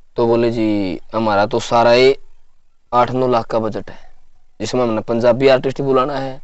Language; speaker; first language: Hindi; native; Hindi